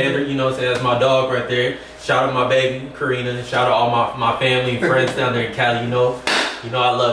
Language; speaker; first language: English; native; English